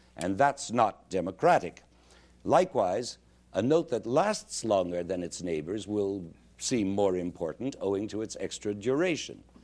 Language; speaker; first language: English; native; English